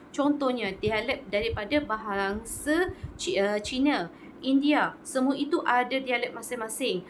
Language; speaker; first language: Malay; native; Malay